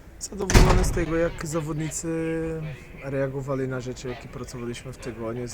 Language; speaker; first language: Polish; non-native, fluent; Portuguese